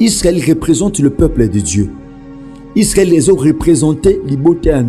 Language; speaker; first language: French; non-native, local second language; Lingala